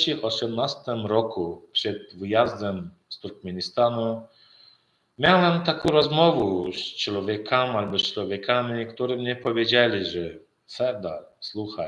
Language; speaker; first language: Polish; non-native, learner; Turkmen